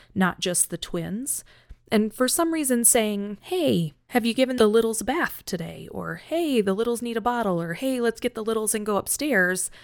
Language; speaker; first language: English; native; English